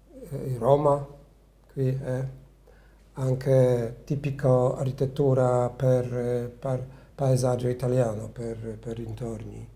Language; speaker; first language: Italian; non-native, learner; Polish